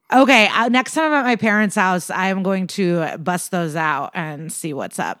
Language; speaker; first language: English; early bilingual, other home language; Russian